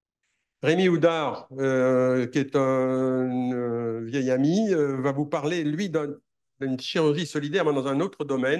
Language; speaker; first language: French; native; French